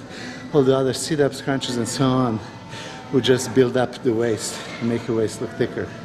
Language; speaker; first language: English; non-native, fluent; Serbian